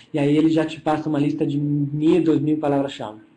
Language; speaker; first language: Portuguese; non-native, fluent; Italian